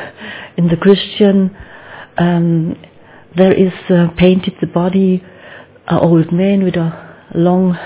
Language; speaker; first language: English; non-native, learner; German